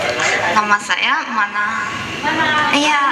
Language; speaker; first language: Indonesian; non-native, learner; Japanese